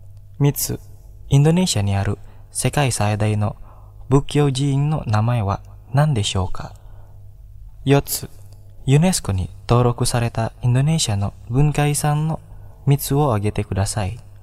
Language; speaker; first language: Japanese; non-native, fluent; Indonesian